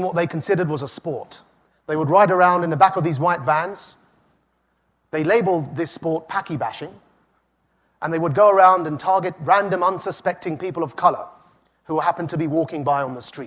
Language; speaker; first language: English; native; English